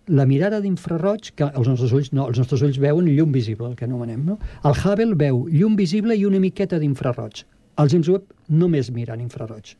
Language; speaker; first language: Catalan; native; Catalan